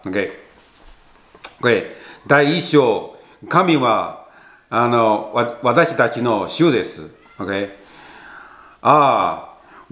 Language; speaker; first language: Japanese; non-native, learner; Chinese